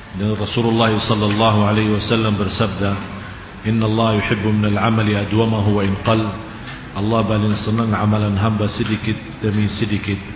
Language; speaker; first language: Indonesian; non-native, fluent; Arabic